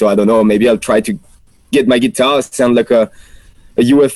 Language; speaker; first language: English; non-native, fluent; French